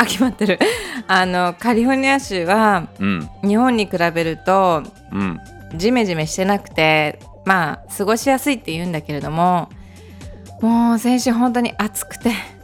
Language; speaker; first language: Japanese; native; Japanese